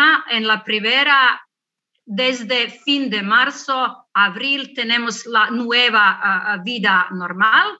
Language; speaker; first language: Spanish; non-native, learner; Croatian